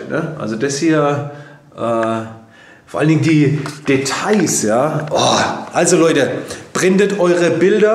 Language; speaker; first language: German; native; German